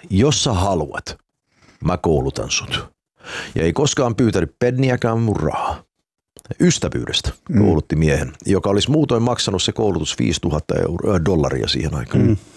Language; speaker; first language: Finnish; early bilingual, heritage; Finnish